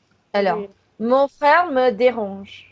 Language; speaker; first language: French; non-native, fluent; Hindi